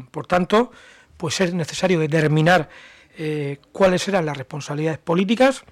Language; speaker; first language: Spanish; native; Spanish